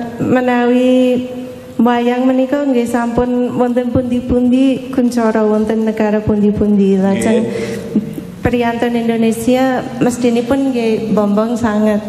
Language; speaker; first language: Javanese; non-native, fluent; English